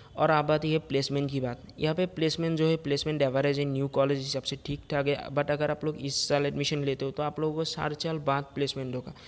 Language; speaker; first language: Hindi; non-native, local second language; Assamese